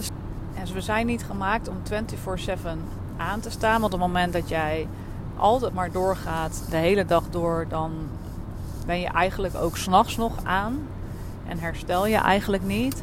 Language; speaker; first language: Dutch; native; Dutch